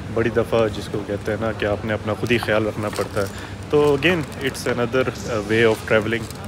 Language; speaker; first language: Urdu; non-native, local second language; Punjabi